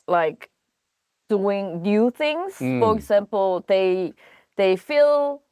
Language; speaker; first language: English; non-native, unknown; Korean